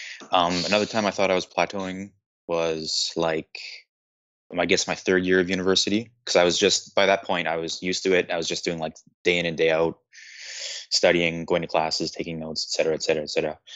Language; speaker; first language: English; native; English